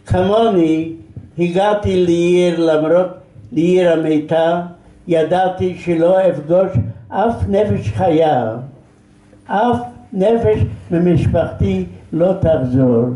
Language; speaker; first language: Hebrew; non-native, fluent; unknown